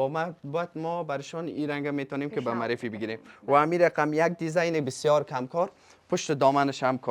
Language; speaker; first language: Persian; native; Persian